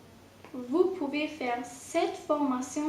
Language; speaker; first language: French; non-native, learner; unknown